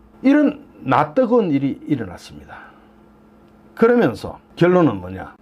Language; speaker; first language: Korean; native; Korean